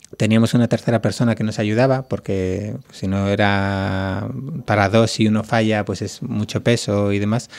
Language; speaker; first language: Spanish; native; Spanish